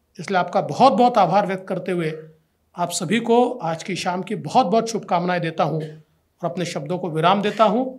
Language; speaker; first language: Hindi; non-native, local second language; Marathi